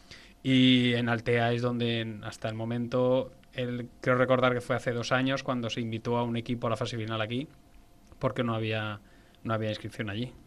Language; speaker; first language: Spanish; native; Spanish